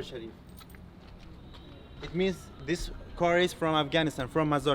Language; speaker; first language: English; non-native, learner; Persian